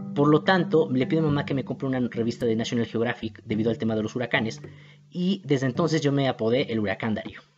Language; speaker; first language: Spanish; native; Spanish